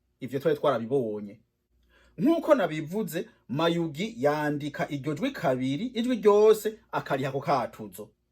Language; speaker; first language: Rundi; native; Rundi